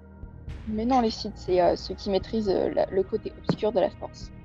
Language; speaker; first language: French; native; French